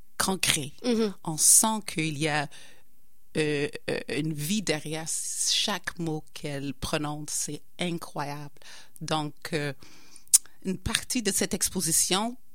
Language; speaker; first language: French; non-native, fluent; English